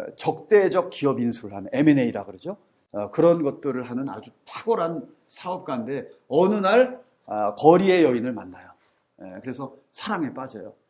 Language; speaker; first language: Korean; native; Korean